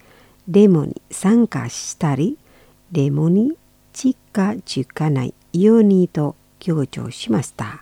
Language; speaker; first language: Japanese; non-native, fluent; Indonesian